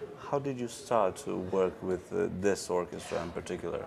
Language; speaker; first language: English; non-native, fluent; Romanian